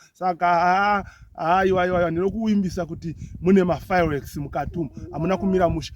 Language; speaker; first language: Shona; native; Shona